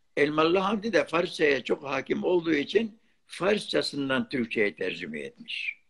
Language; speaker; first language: Turkish; non-native, local second language; Arabic